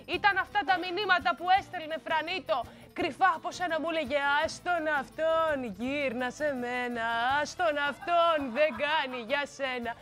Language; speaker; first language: Greek; native; Greek